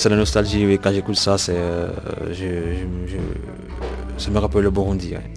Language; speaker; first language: French; non-native, local second language; Rundi